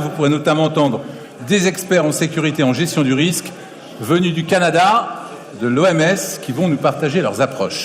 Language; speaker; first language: French; native; French